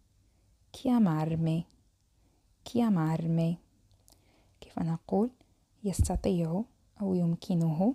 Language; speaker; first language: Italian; non-native, fluent; Arabic